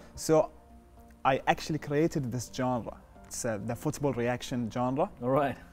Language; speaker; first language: English; non-native, fluent; Arabic